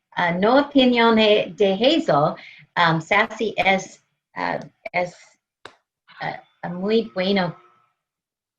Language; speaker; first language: Spanish; non-native, learner; English